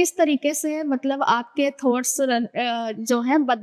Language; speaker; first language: Hindi; native; Hindi